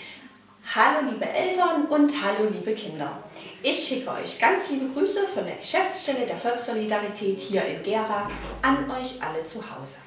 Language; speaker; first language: German; native; German